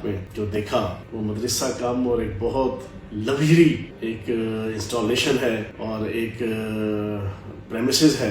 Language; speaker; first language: Urdu; native; Urdu